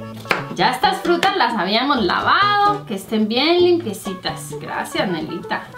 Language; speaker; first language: Spanish; native; Spanish